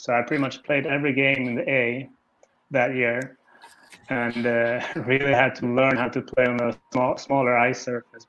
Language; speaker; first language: English; non-native, fluent; Swedish